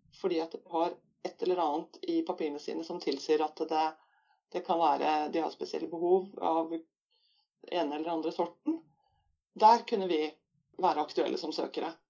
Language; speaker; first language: Norwegian; native; Norwegian